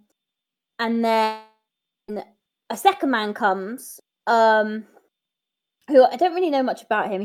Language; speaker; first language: English; native; English